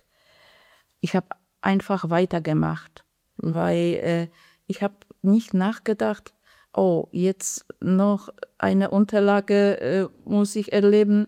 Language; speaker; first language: German; non-native, fluent; Polish